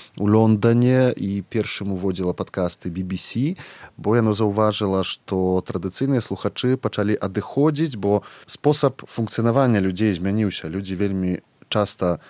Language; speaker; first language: Belarusian; native; Belarusian